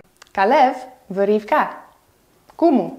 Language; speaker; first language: Hebrew; non-native, fluent; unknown